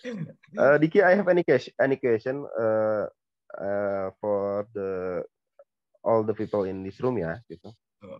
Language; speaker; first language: English; non-native, learner; Indonesian